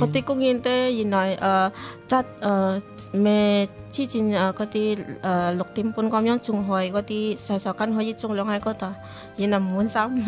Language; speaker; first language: Chinese; non-native, learner; Indonesian